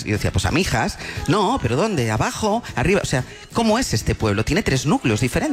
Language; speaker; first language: Spanish; native; Spanish